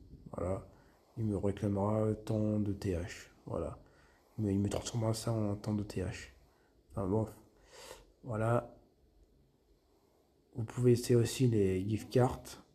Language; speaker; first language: French; native; French